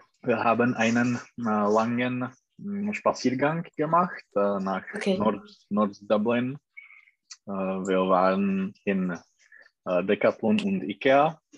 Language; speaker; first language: German; non-native, learner; Czech